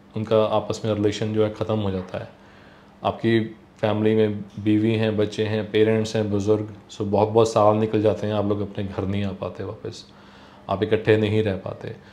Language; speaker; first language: Hindi; non-native, local second language; Punjabi